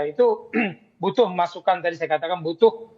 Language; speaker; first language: Indonesian; native; Indonesian